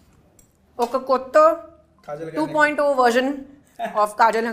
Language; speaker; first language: Telugu; non-native, local second language; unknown